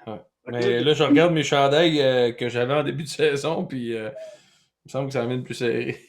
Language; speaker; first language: French; native; French